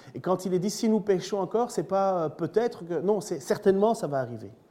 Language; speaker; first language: French; native; French